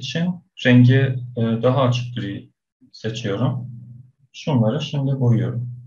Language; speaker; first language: Turkish; non-native, fluent; Persian